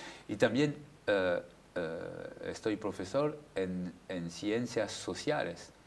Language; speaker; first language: Spanish; non-native, fluent; French